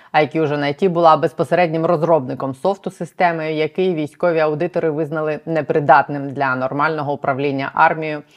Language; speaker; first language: Ukrainian; native; Ukrainian